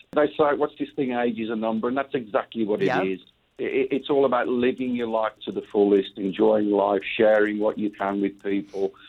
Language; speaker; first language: English; native; English